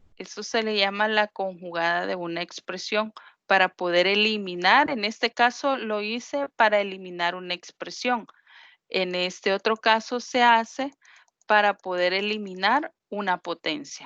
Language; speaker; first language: Spanish; native; Spanish